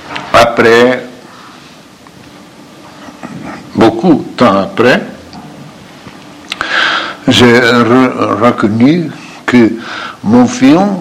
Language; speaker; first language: French; non-native, fluent; Portuguese